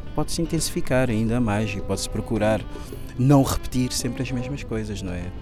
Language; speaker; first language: Portuguese; non-native, local second language; Kabuverdianu